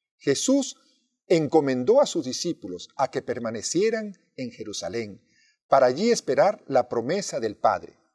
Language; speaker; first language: Spanish; native; Spanish